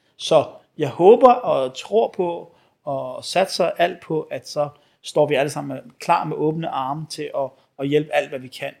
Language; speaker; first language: Danish; early bilingual, other home language; Arabic